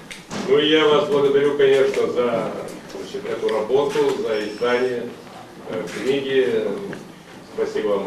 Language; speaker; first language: Russian; native; Russian